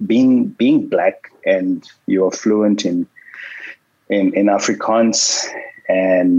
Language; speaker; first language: English; non-native, local second language; Xhosa